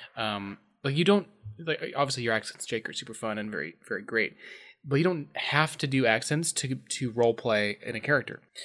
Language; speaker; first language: English; native; English